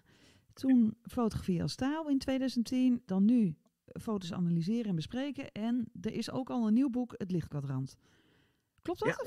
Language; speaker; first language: Dutch; native; Dutch